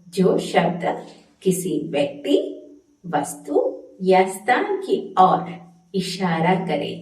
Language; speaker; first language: Hindi; non-native, local second language; Malayalam